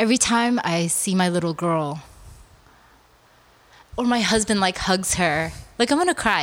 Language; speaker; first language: English; early bilingual, other home language; Korean